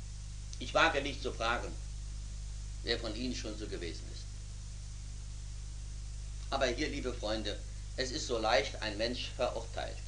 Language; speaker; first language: German; native; German